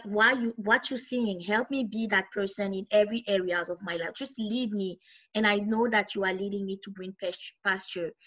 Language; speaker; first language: English; non-native, fluent; French